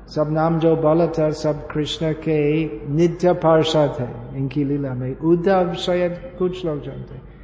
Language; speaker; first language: Hindi; non-native, fluent; English